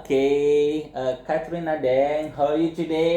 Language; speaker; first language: English; non-native, learner; Indonesian